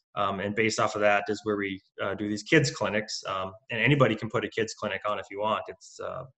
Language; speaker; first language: English; native; English